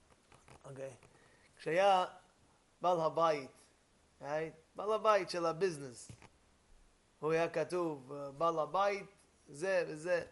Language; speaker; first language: Hebrew; non-native, fluent; English